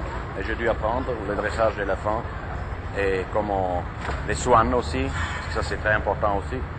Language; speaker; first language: French; non-native, fluent; German